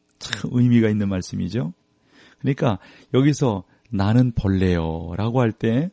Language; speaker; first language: Korean; native; Korean